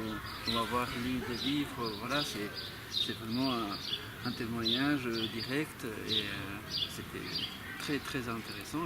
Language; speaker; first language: French; native; French